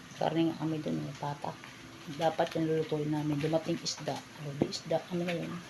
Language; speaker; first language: Filipino; non-native, local second language; Bikol